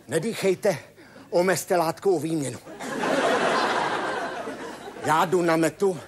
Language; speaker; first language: Czech; native; Czech